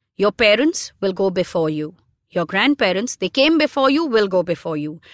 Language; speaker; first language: English; non-native, local second language; Hindi